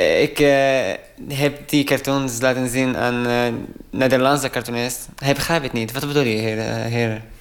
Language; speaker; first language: Dutch; non-native, learner; Arabic